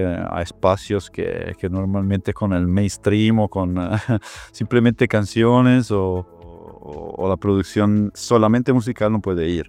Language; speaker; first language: Spanish; non-native, fluent; Italian